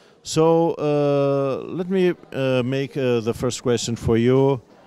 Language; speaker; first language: English; non-native, fluent; Portuguese